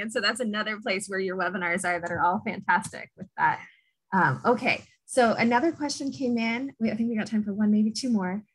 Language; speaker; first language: English; native; English